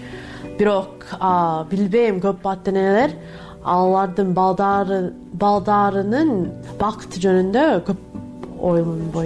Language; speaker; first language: Kyrgyz; non-native, learner; English